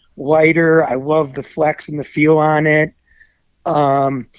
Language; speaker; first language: English; native; English